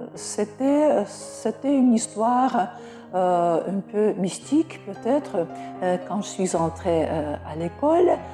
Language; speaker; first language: French; non-native, fluent; Russian